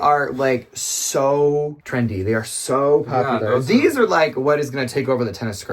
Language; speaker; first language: English; native; English